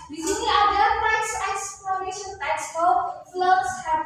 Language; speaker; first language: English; non-native, learner; Indonesian